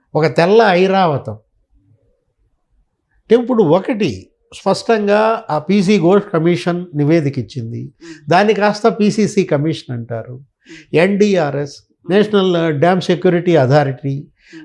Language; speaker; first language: Telugu; native; Telugu